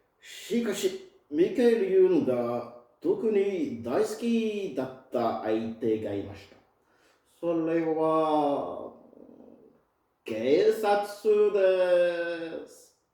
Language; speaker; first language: Japanese; non-native, fluent; French